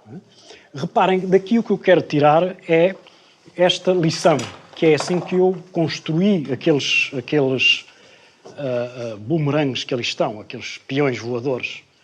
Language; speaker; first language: Portuguese; native; Portuguese